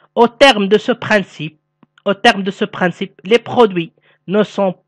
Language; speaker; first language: French; non-native, local second language; Arabic